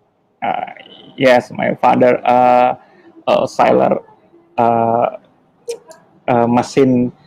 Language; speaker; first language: English; non-native, learner; Indonesian